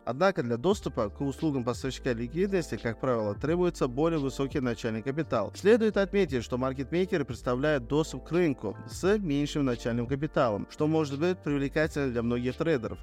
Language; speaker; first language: Russian; native; Russian